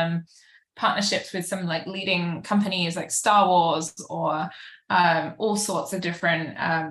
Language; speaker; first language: English; native; English